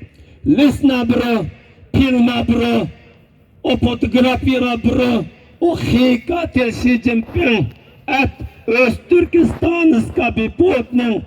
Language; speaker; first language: Swedish; non-native, learner; Uyghur